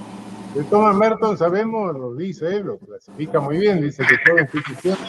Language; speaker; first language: Spanish; native; Spanish